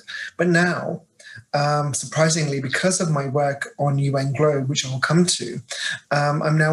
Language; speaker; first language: English; native; English